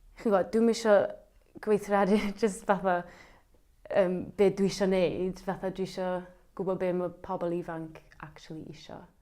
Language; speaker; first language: Welsh; native; Welsh